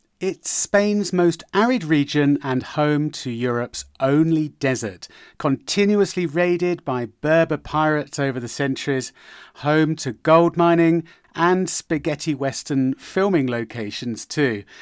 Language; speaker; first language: English; native; English